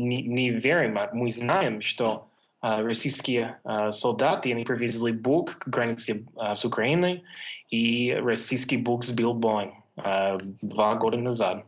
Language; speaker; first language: Russian; non-native, fluent; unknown